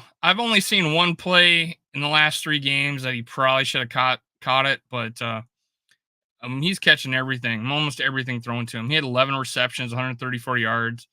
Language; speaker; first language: English; native; English